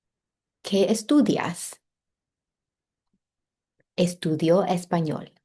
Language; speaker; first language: Spanish; non-native, fluent; English